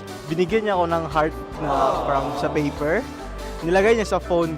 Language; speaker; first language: Filipino; native; Filipino